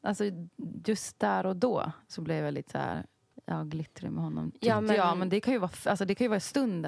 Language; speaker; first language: Swedish; native; Swedish